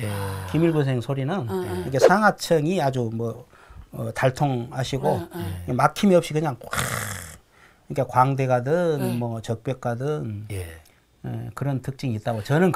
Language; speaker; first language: Korean; native; Korean